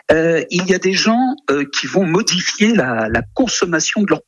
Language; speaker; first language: French; native; French